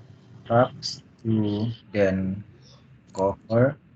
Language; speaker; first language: German; non-native, learner; Indonesian